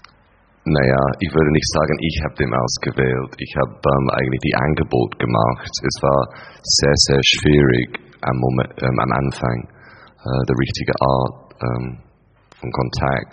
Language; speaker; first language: German; non-native, learner; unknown